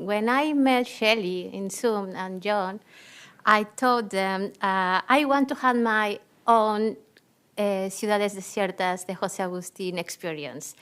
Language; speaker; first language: English; non-native, fluent; Chinese